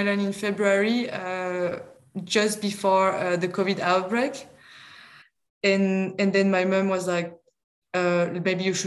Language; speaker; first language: English; non-native, fluent; French